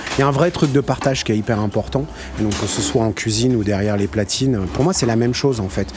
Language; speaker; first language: French; native; French